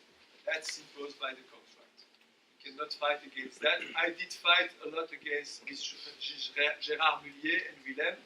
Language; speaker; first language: English; non-native, fluent; French